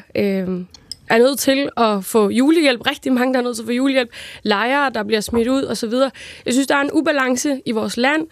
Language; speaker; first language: Danish; native; Danish